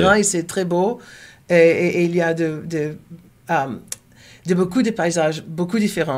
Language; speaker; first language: French; non-native, learner; Portuguese